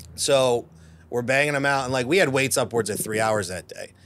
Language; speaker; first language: English; native; English